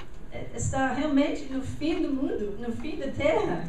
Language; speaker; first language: Portuguese; non-native, learner; English